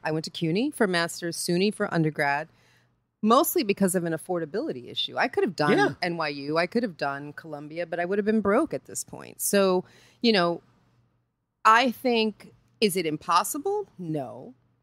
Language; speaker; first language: English; early bilingual, other home language; Spanish